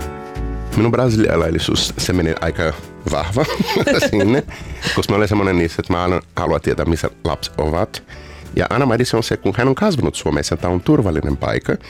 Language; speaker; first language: Finnish; non-native, learner; Portuguese